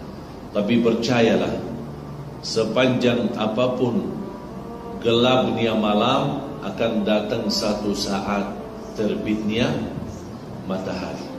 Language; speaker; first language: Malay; non-native, fluent; Arabic